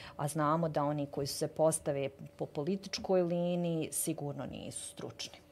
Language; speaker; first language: Bosnian; native; Bosnian